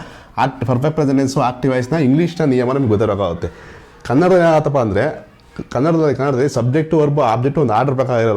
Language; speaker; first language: Kannada; native; Kannada